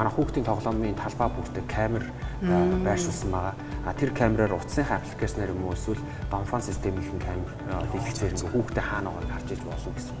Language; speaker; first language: Mongolian; native; Mongolian